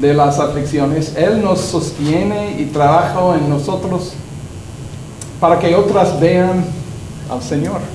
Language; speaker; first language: Spanish; non-native, learner; English